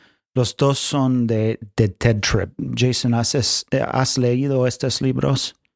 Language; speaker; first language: Spanish; non-native, fluent; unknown